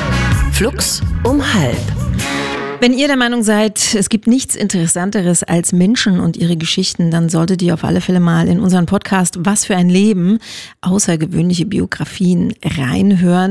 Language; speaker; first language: German; native; German